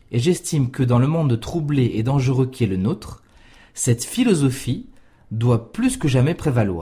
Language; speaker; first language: French; native; French